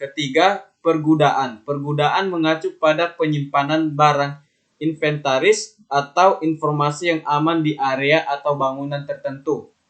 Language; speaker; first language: Indonesian; native; Indonesian